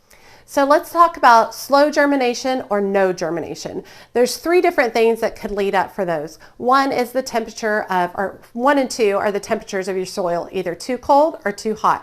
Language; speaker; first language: English; native; English